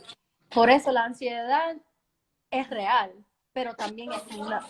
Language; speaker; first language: Spanish; early bilingual, heritage; English